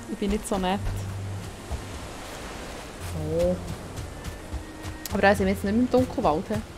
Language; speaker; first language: German; native; German